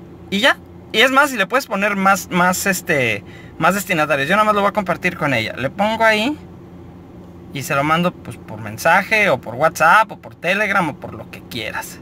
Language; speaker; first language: Spanish; native; Spanish